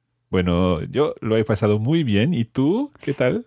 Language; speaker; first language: Spanish; non-native, fluent; English